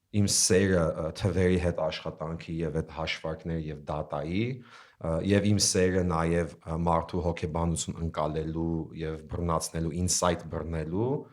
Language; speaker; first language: Armenian; early bilingual, heritage; Armenian